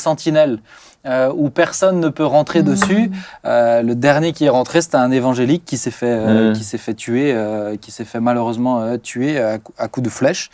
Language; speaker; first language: French; native; French